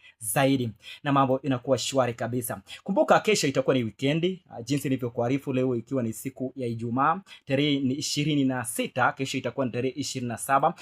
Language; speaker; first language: Swahili; non-native, local second language; Luyia